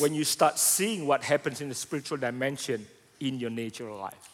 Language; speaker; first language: English; non-native, fluent; Indonesian